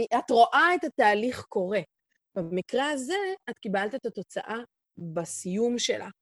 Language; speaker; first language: Hebrew; native; Hebrew